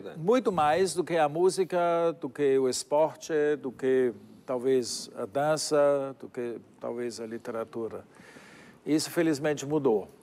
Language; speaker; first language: Portuguese; non-native, fluent; German